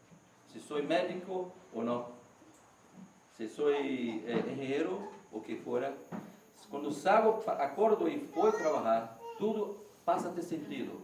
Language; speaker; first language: Spanish; non-native, learner; Portuguese